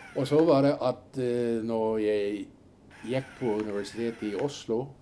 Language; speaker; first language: Norwegian; early bilingual, heritage; Norwegian